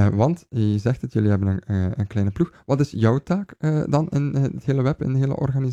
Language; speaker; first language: Dutch; native; Dutch